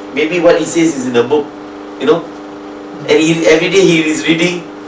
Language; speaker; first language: English; non-native, local second language; Malay